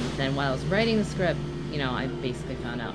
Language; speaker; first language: English; native; English